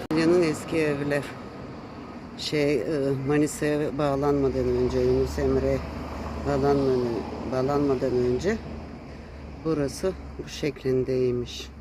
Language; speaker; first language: Turkish; early bilingual, heritage; Turkish